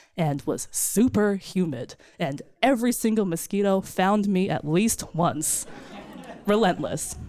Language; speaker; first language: English; native; English